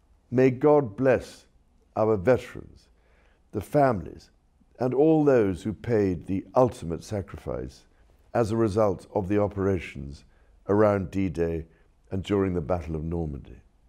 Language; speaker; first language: English; native; English